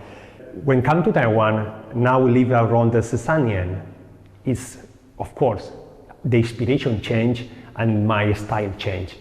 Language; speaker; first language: English; non-native, learner; Spanish